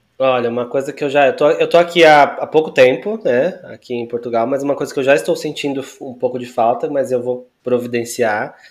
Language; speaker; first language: Portuguese; native; Portuguese